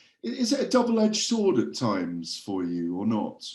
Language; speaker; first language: English; native; English